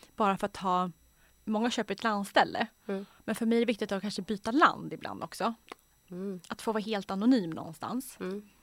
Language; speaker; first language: Swedish; native; Swedish